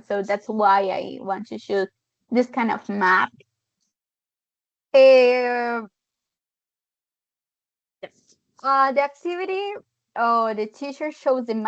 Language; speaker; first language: English; non-native, fluent; Spanish